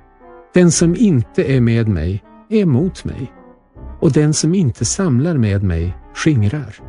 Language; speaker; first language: Swedish; native; Swedish